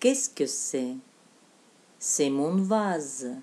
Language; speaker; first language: French; non-native, fluent; Russian